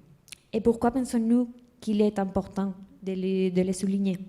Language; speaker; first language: French; non-native, fluent; Spanish